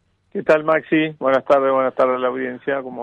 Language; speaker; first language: Spanish; native; Spanish